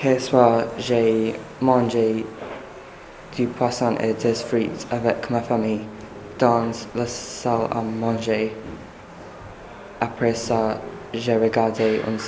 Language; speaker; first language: French; non-native, learner; English